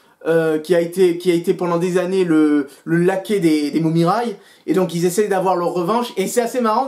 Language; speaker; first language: French; native; French